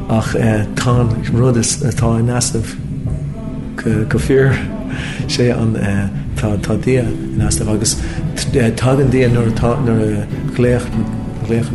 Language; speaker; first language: Irish; non-native, local second language; English